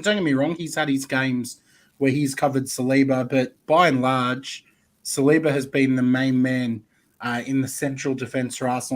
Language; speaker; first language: English; native; English